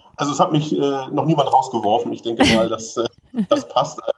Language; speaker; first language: German; native; German